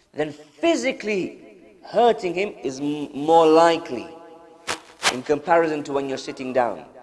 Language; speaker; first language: English; native; English